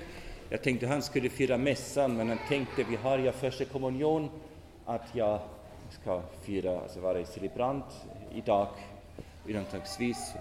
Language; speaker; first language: Swedish; non-native, fluent; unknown